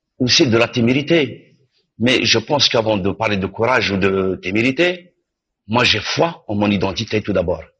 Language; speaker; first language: French; non-native, local second language; Kabyle